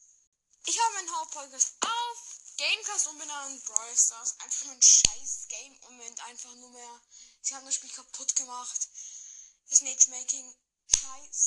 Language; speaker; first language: German; native; German